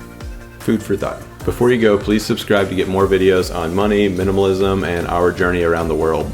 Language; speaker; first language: English; native; English